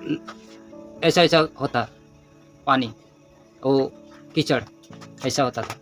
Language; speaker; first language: Hindi; non-native, local second language; Nepali